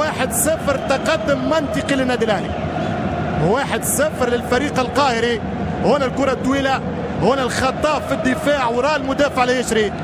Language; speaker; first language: Arabic; native; Arabic